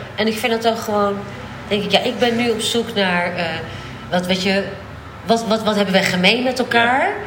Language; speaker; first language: Dutch; native; Dutch